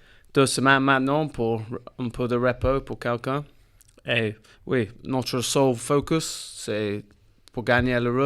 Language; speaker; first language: French; non-native, learner; English